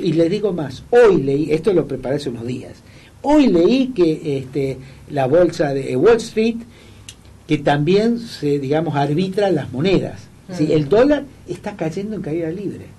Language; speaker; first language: Spanish; native; Spanish